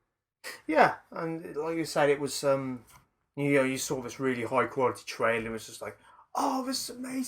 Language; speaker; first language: English; native; English